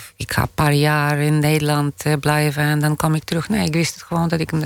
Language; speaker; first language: Dutch; non-native, fluent; Polish